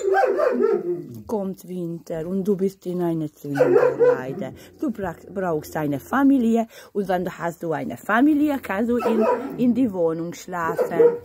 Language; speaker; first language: German; non-native, learner; Hungarian